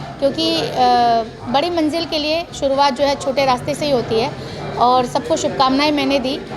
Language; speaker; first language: Hindi; native; Hindi